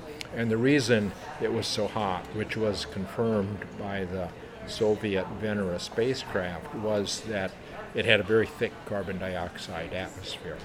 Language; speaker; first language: English; native; English